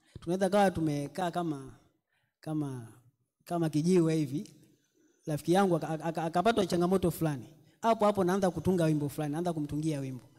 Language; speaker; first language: Swahili; native; Swahili